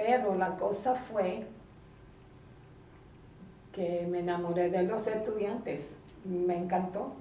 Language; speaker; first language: Spanish; early bilingual, heritage; Spanish